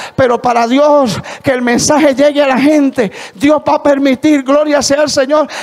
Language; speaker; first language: Spanish; native; Spanish